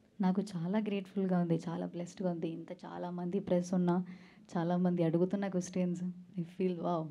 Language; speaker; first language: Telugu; non-native, fluent; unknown